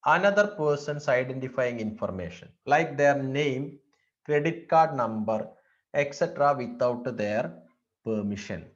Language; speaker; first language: English; non-native, local second language; Malayalam